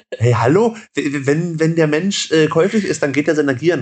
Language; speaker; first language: German; native; German